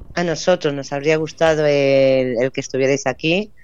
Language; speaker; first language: Spanish; native; Spanish